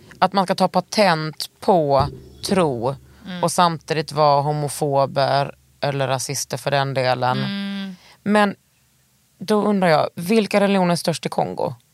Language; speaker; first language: Swedish; native; Swedish